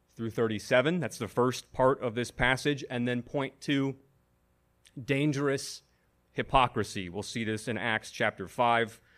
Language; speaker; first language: English; native; English